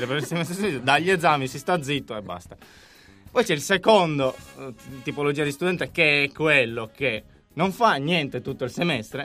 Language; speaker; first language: Italian; native; Italian